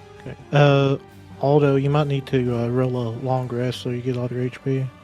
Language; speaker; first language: English; native; English